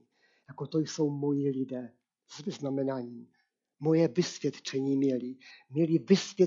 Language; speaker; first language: Czech; non-native, local second language; Polish